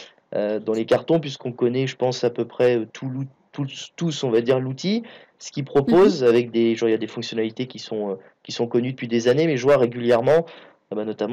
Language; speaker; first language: French; native; French